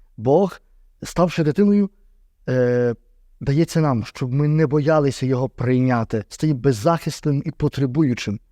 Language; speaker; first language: Ukrainian; native; Ukrainian